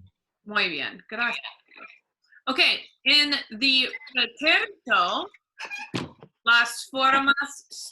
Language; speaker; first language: Spanish; non-native, fluent; English